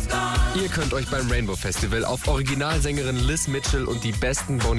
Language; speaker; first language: German; native; German